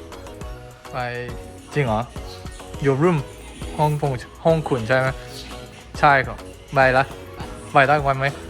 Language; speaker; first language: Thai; non-native, learner; Cantonese